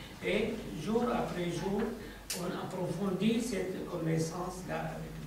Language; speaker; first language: French; non-native, fluent; Arabic